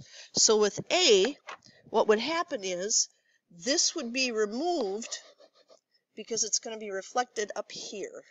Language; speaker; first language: English; native; English